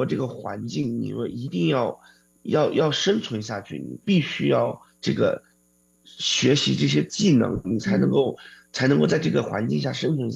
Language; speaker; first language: Chinese; native; Chinese